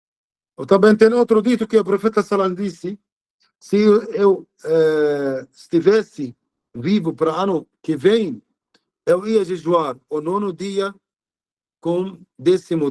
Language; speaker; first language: Portuguese; non-native, learner; Arabic